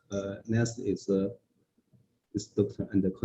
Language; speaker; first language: English; non-native, learner; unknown